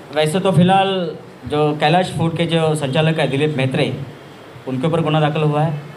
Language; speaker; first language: Hindi; non-native, local second language; Marathi